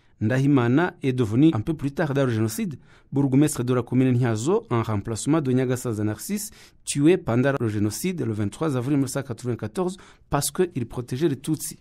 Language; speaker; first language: French; non-native, local second language; Kinyarwanda